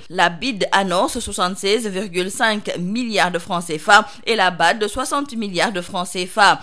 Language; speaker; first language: French; non-native, local second language; Wolof